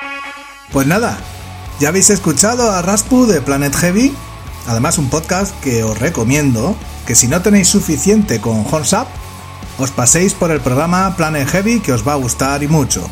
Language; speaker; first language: Spanish; native; Spanish